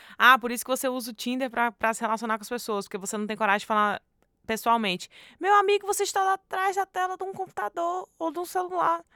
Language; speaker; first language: Portuguese; native; Portuguese